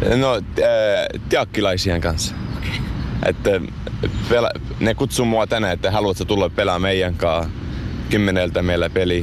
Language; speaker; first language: Finnish; non-native, fluent; Arabic